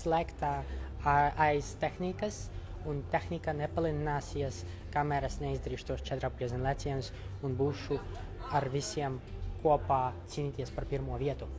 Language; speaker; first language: Latvian; non-native, local second language; Russian